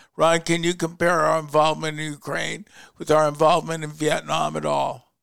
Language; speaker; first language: English; native; English